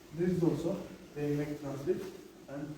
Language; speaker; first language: English; non-native, learner; Turkish